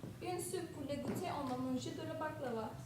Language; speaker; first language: French; non-native, learner; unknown